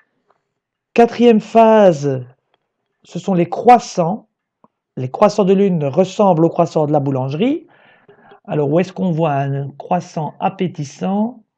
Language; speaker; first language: French; native; French